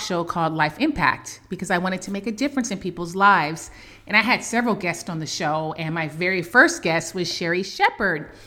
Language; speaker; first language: English; native; English